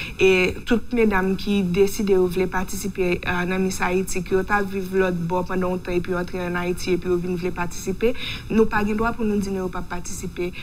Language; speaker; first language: French; non-native, local second language; Haitian Creole